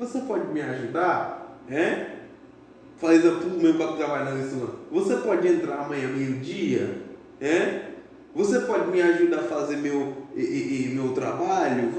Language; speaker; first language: Portuguese; non-native, fluent; Haitian Creole